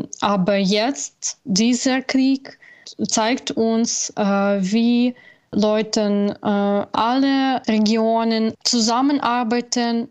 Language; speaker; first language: German; non-native, learner; Ukrainian